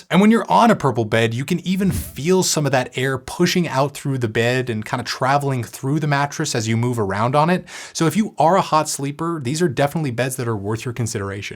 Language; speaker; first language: English; native; English